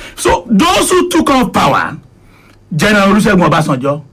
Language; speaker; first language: English; non-native, local second language; Yoruba